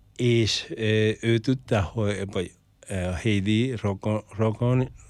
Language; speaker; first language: Hungarian; non-native, learner; Spanish